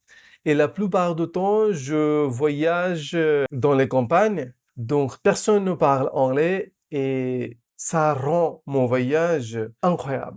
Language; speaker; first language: French; non-native, fluent; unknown